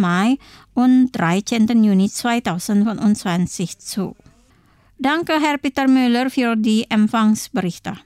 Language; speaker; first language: German; non-native, fluent; Indonesian